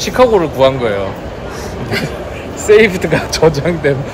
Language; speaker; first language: Korean; native; Korean